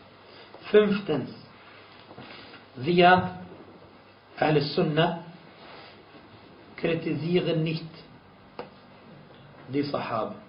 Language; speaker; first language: German; non-native, fluent; Arabic